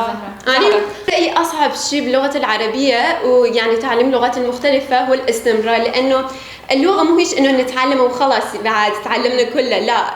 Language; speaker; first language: Arabic; non-native, fluent; Persian